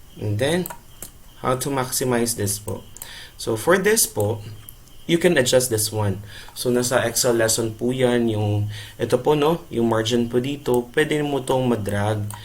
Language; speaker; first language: Filipino; non-native, local second language; Cebuano